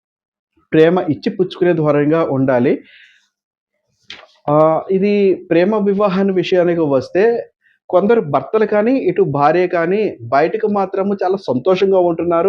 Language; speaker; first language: Telugu; native; Telugu